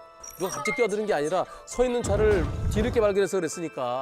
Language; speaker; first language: Korean; native; Korean